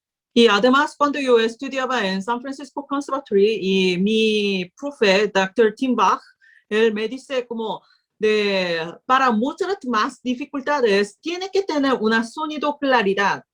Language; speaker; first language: Spanish; non-native, learner; Korean